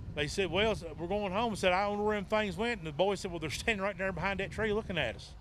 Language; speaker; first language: English; native; English